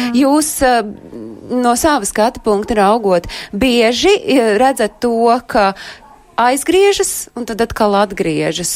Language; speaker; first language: Latvian; native; Latvian